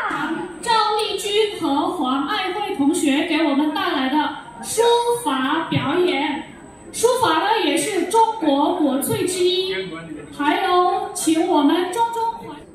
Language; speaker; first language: Chinese; non-native, fluent; Indonesian